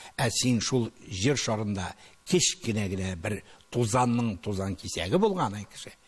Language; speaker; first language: Tatar; native; Tatar